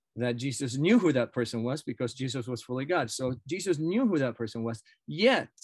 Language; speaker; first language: English; non-native, fluent; Spanish